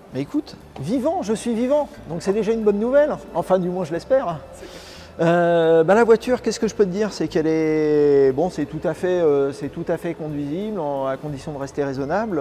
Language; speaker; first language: French; native; French